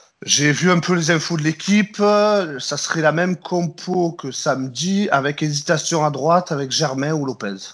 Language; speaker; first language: French; native; French